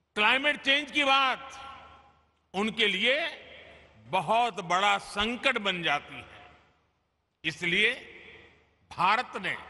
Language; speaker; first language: Hindi; non-native, local second language; Gujarati